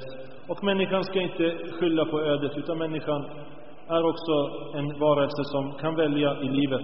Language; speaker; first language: Swedish; early bilingual, other home language; Arabic